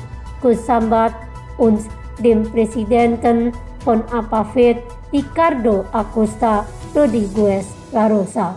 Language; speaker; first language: German; non-native, fluent; Indonesian